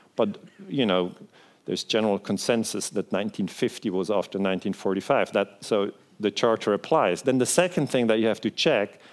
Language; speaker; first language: English; non-native, fluent; Swiss German